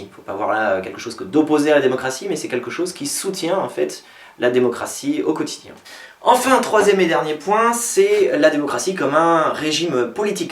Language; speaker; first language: French; native; French